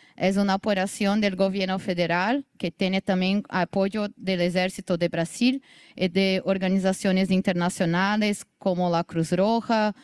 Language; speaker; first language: Spanish; non-native, learner; Portuguese